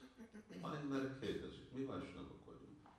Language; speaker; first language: Hungarian; early bilingual, heritage; Hungarian